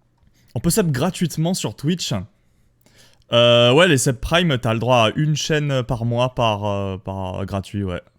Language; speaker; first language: French; native; French